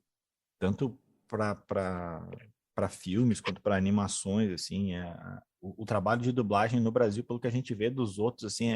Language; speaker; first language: Portuguese; native; Portuguese